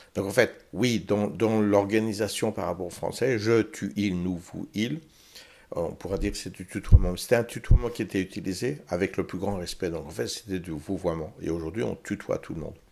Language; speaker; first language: French; early bilingual, heritage; French